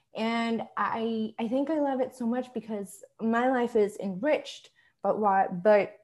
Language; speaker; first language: English; early bilingual, other home language; Spanish